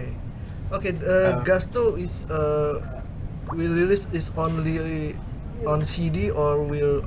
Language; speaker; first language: English; non-native, learner; Indonesian